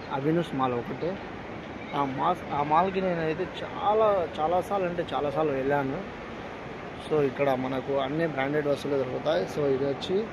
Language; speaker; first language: Telugu; non-native, local second language; Urdu